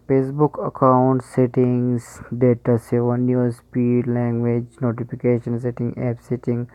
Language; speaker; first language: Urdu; non-native, local second language; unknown